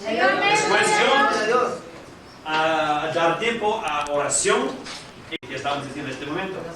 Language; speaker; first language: Spanish; non-native, fluent; English